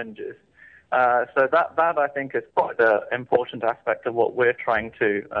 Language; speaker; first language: English; native; English